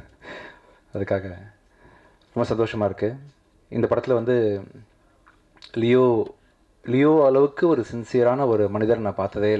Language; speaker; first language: Tamil; native; Tamil